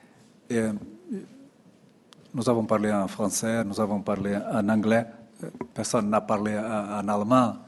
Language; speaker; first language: French; non-native, fluent; Portuguese